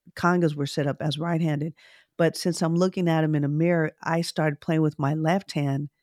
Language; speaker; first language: English; native; English